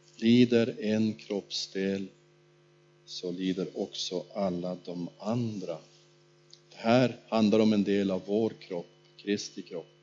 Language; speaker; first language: Swedish; native; Swedish